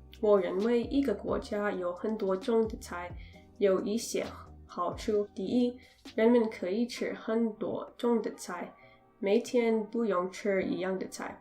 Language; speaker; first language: Chinese; non-native, learner; English